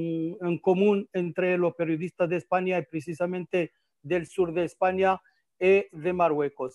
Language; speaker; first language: Spanish; non-native, fluent; Arabic